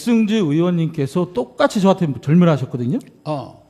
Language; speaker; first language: Korean; native; Korean